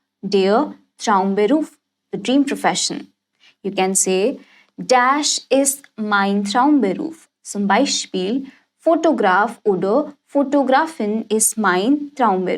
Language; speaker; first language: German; non-native, fluent; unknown